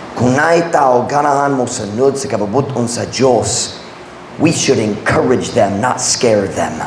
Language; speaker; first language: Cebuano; non-native, fluent; English